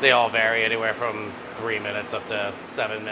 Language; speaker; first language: English; native; English